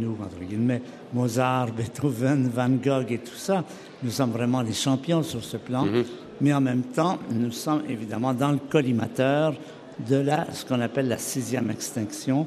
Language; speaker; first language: French; native; French